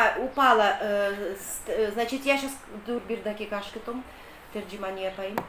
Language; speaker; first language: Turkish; non-native, learner; Russian